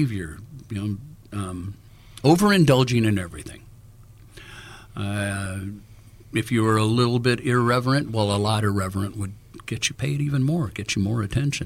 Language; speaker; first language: English; native; English